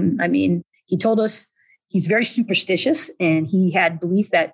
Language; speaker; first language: English; native; English